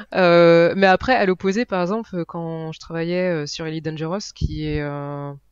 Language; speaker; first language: French; native; French